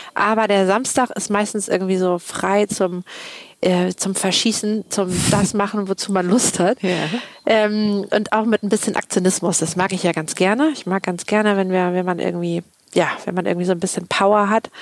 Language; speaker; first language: German; native; German